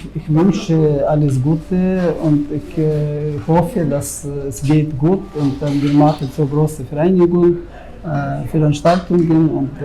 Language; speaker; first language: German; non-native, learner; Russian